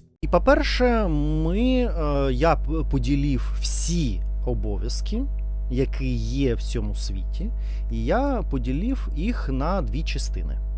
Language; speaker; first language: Ukrainian; non-native, learner; Russian